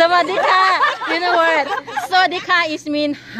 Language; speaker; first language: English; non-native, local second language; Thai